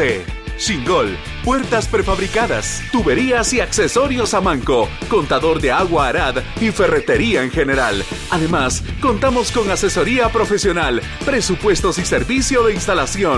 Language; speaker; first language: Spanish; native; Spanish